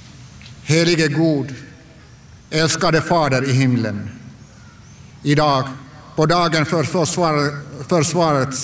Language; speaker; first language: Swedish; non-native, local second language; Finnish